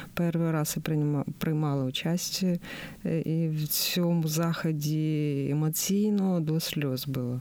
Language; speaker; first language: Ukrainian; native; Ukrainian